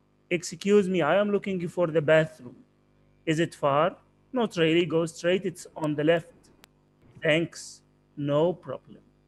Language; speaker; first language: English; non-native, fluent; Arabic